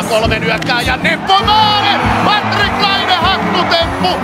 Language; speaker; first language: Finnish; native; Finnish